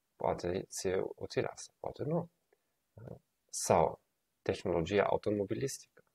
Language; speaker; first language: Romanian; non-native, fluent; German